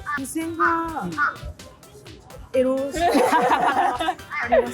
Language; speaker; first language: Japanese; native; Japanese